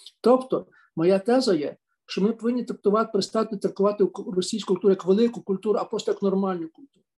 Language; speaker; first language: Ukrainian; native; Ukrainian